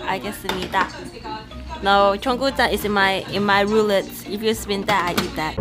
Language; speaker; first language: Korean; non-native, learner; Cantonese